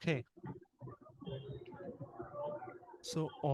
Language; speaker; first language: English; non-native, fluent; Bangla